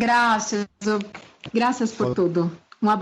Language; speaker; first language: Spanish; non-native, fluent; Portuguese